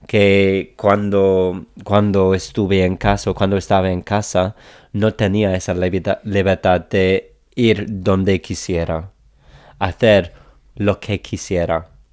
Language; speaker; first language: Spanish; non-native, fluent; English